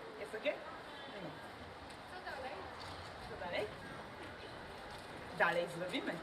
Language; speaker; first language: Polish; non-native, fluent; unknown